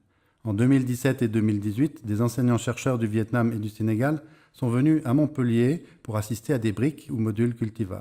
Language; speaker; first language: French; native; French